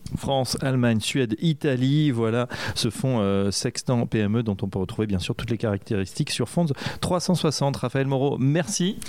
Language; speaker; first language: French; native; French